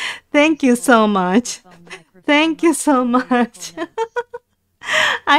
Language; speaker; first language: English; non-native, learner; Japanese